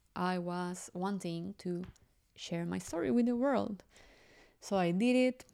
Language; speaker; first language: English; non-native, fluent; Spanish